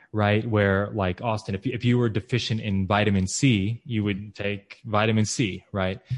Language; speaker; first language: English; native; English